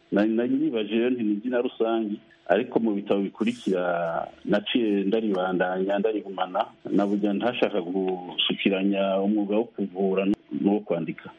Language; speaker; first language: Rundi; native; Rundi